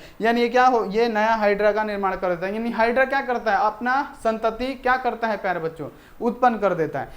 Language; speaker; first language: Hindi; native; Hindi